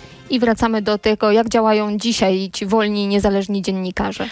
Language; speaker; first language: Polish; native; Polish